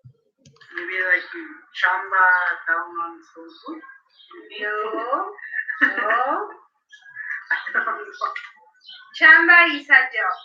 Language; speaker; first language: English; non-native, learner; Spanish